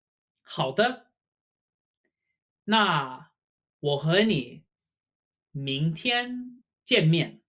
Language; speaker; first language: Chinese; non-native, fluent; English